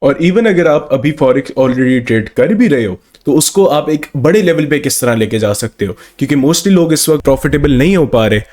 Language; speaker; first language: Urdu; non-native, local second language; Punjabi